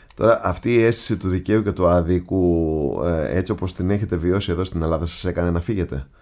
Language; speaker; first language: Greek; native; Greek